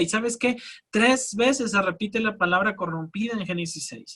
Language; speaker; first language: Spanish; native; Spanish